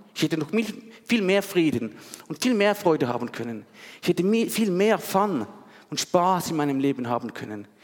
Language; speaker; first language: German; native; German